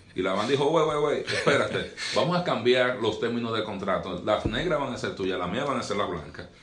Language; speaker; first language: Spanish; native; Spanish